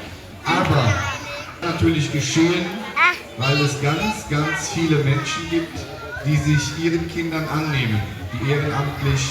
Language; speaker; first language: German; native; German